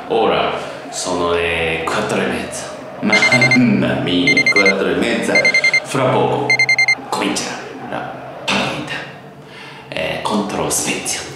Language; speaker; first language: Italian; non-native, fluent; Japanese